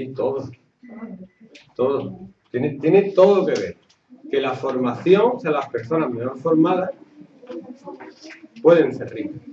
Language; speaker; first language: Spanish; native; Spanish